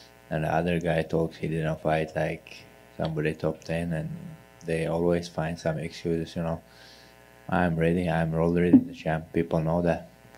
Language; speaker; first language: English; non-native, learner; Chechen